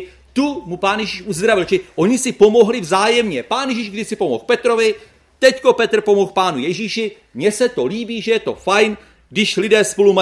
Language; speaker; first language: Czech; native; Czech